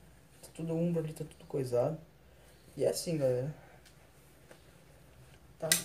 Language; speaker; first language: Portuguese; native; Portuguese